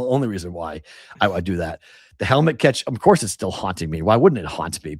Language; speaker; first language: English; native; English